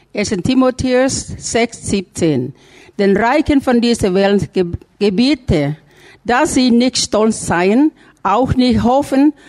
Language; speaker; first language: German; non-native, learner; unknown